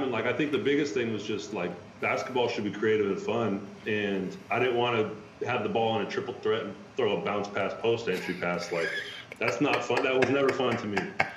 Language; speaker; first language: English; native; English